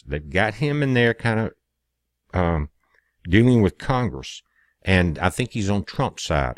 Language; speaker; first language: English; native; English